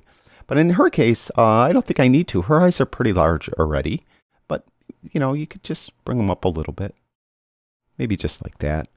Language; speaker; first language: English; native; English